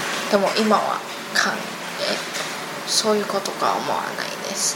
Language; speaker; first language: Japanese; non-native, learner; Chinese